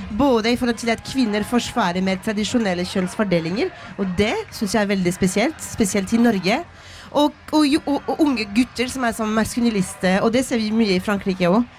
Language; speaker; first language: Norwegian; non-native, fluent; French